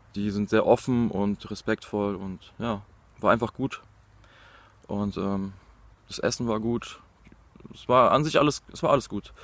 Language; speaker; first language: German; native; German